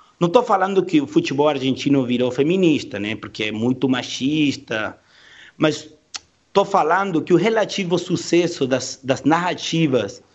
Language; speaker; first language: Portuguese; non-native, fluent; Spanish